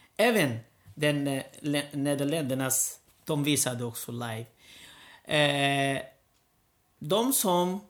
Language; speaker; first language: Swedish; non-native, learner; Rohingya